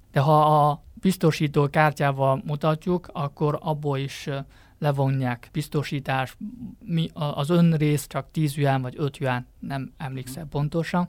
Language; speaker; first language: Hungarian; non-native, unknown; Chinese